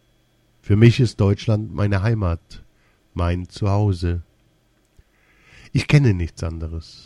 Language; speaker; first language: German; early bilingual, other home language; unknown